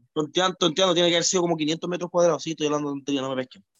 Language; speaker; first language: Spanish; native; Spanish